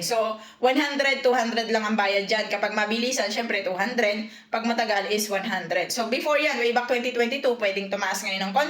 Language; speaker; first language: Filipino; native; Filipino